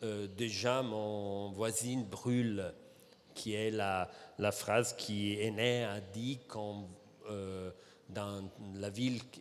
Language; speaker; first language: French; non-native, fluent; Italian